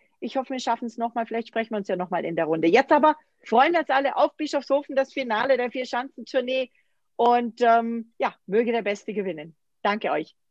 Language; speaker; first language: German; native; German